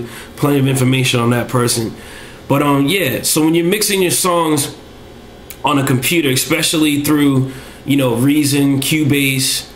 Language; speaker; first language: English; native; English